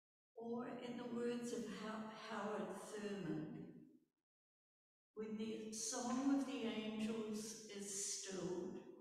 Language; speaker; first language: English; native; English